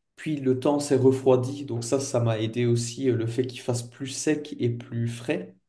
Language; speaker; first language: French; native; French